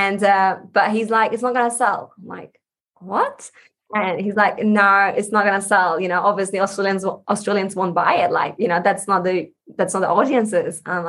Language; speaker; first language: English; non-native, local second language; Punjabi